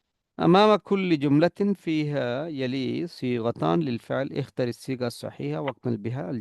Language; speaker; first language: Arabic; non-native, fluent; Bangla